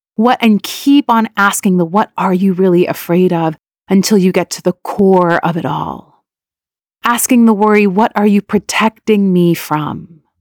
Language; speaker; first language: English; early bilingual, other home language; Persian